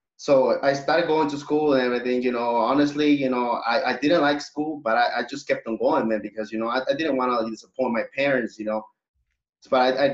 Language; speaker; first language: English; early bilingual, other home language; Spanish